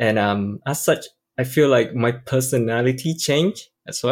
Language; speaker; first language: English; non-native, fluent; Vietnamese